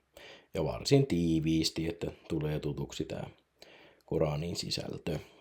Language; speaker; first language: Finnish; native; Finnish